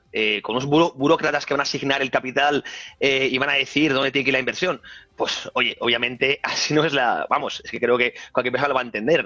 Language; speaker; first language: Spanish; native; Spanish